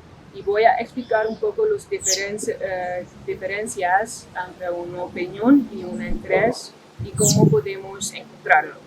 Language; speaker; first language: Spanish; non-native, fluent; Dutch